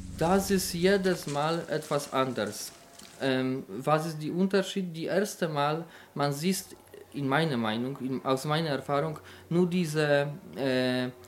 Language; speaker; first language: German; non-native, learner; Polish